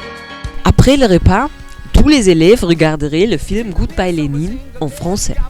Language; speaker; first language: French; non-native, learner; German